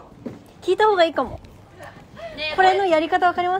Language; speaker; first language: Japanese; native; Japanese